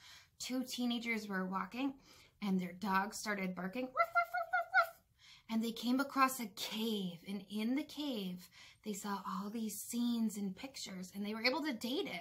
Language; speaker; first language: English; native; English